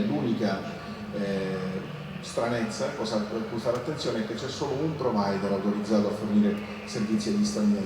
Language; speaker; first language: Italian; native; Italian